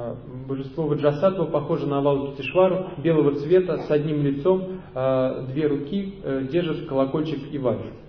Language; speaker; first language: Russian; native; Russian